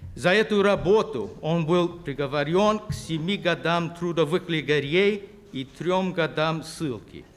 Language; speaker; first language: Russian; non-native, fluent; English